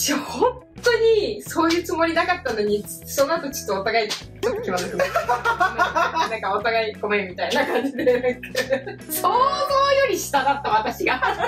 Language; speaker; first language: Japanese; early bilingual, heritage; Japanese